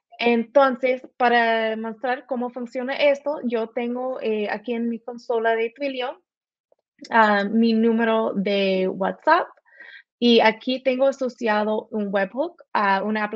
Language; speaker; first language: Spanish; early bilingual, heritage; Spanish